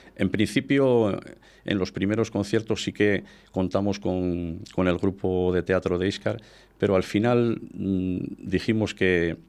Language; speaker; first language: Spanish; native; Spanish